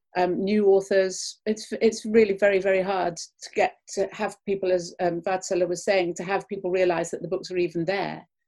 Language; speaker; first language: English; native; English